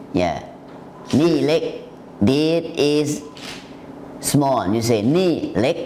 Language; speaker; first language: English; non-native, learner; Thai